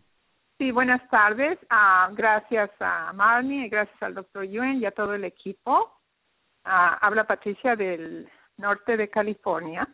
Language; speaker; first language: Spanish; early bilingual, heritage; Spanish